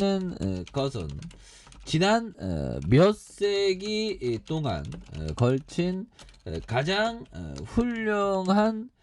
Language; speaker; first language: Korean; native; Korean